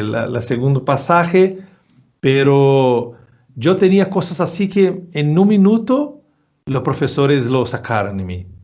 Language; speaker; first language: Spanish; non-native, fluent; Portuguese